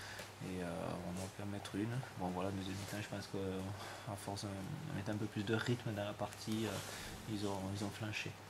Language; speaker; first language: French; native; French